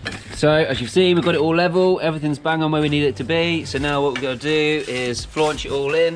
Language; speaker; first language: English; native; English